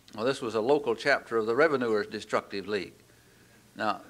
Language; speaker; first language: English; native; English